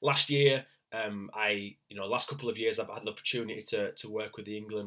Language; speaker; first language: English; native; English